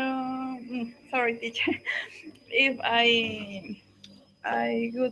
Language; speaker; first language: English; non-native, learner; Spanish